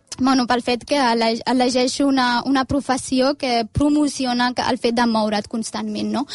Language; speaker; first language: Catalan; early bilingual, other home language; Amharic